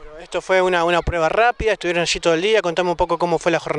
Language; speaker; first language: Spanish; native; Spanish